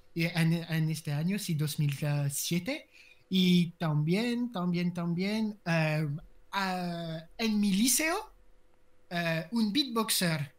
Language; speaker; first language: Spanish; non-native, learner; French